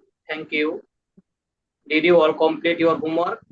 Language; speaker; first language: English; non-native, fluent; Bangla